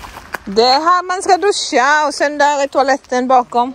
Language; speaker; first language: Swedish; non-native, learner; Cebuano